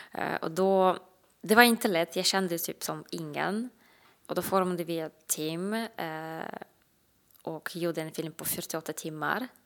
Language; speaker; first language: Swedish; non-native, fluent; Russian